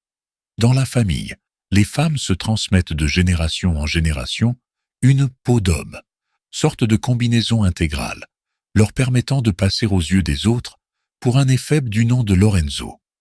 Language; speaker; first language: French; native; French